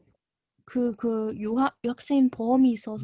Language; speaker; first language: Korean; non-native, learner; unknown